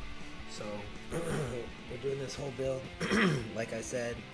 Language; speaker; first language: English; native; English